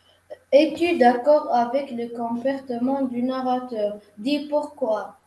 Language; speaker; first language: French; non-native, learner; Arabic